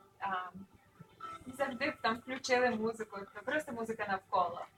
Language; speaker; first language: Ukrainian; early bilingual, other home language; English